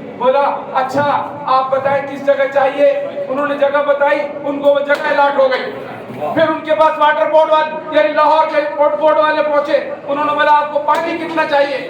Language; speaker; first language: Urdu; native; Urdu